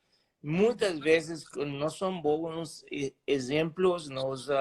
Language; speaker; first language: Portuguese; non-native, fluent; Spanish